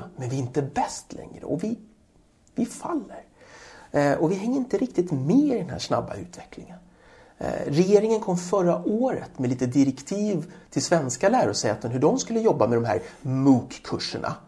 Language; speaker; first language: Swedish; native; Swedish